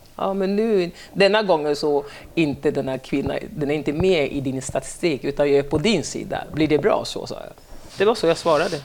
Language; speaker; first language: Swedish; non-native, fluent; French